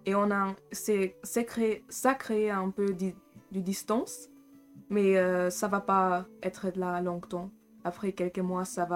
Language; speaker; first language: French; non-native, fluent; German